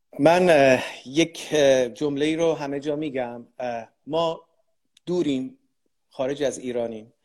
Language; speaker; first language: Persian; native; Persian